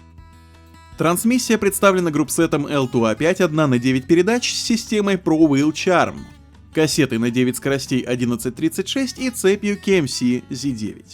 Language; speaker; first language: Russian; native; Russian